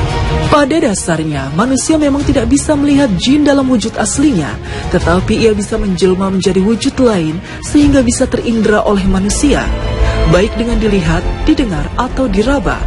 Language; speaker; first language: Indonesian; native; Indonesian